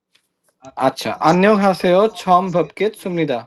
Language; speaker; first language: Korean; non-native, fluent; Bangla